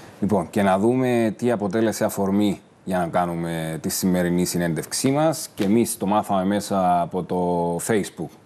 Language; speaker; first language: Greek; native; Greek